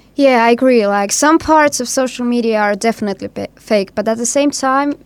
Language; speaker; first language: English; non-native, fluent; Estonian